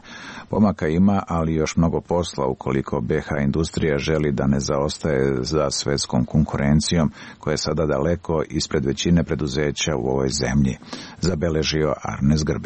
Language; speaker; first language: Serbian; native; Serbian